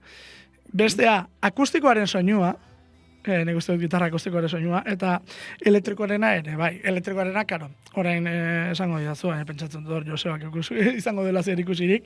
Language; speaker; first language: Basque; native; Basque